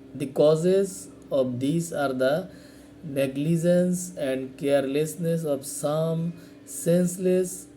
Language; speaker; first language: English; non-native, local second language; Bangla